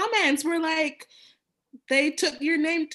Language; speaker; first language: English; native; English